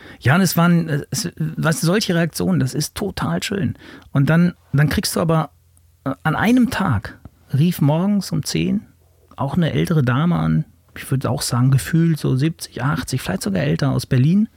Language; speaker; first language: German; native; German